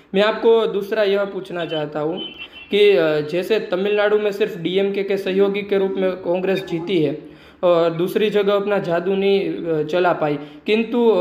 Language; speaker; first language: Hindi; non-native, local second language; Gujarati